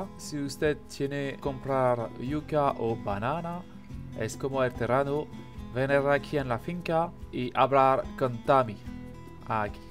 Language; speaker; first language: Spanish; non-native, learner; French